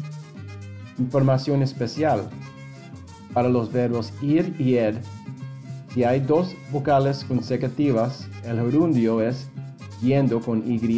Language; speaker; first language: Spanish; non-native, fluent; English